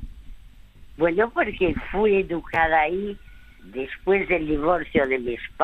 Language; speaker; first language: Spanish; early bilingual, other home language; French